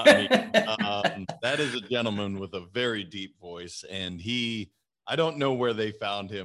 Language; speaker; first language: English; native; English